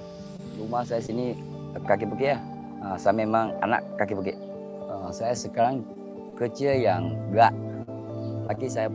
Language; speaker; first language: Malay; non-native, local second language; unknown